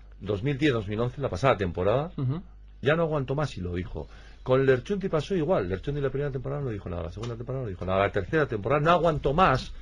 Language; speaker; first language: Spanish; native; Spanish